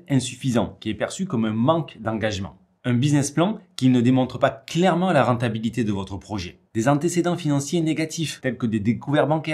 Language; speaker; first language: French; native; French